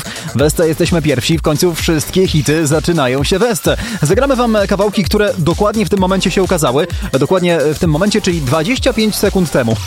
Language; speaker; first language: Polish; native; Polish